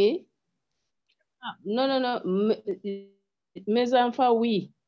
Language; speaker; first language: French; non-native, learner; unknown